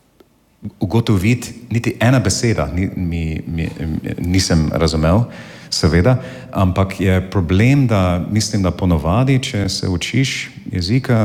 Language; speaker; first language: Slovenian; non-native, learner; English